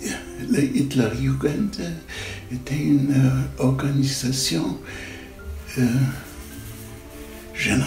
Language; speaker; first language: French; non-native, learner; German